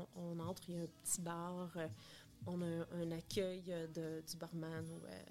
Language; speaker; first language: French; native; French